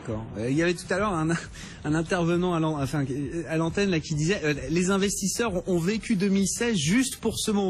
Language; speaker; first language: French; native; French